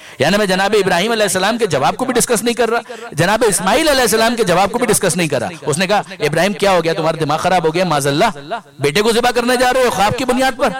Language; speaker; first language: Urdu; non-native, local second language; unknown